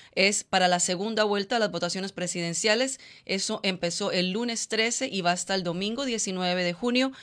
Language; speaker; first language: English; non-native, fluent; Spanish